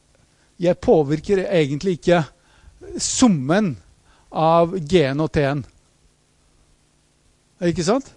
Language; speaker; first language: Norwegian; non-native, fluent; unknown